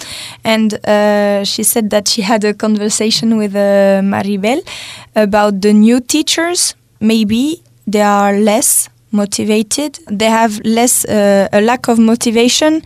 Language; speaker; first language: English; non-native, fluent; French